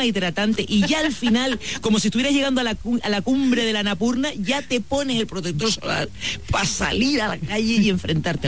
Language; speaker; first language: Spanish; native; Spanish